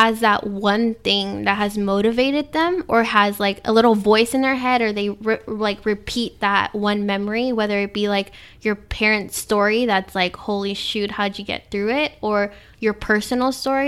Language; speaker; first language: English; early bilingual, other home language; Spanish